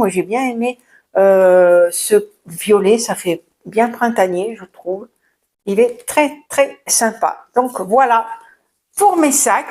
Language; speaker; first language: French; native; French